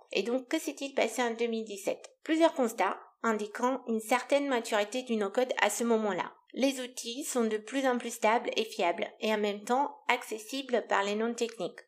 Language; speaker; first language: French; non-native, fluent; Romanian